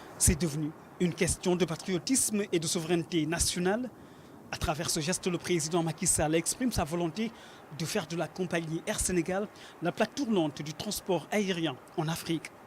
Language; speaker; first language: French; non-native, local second language; Wolof